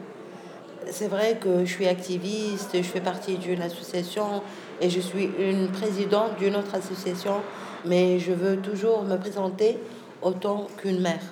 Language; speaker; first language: French; non-native, local second language; Arabic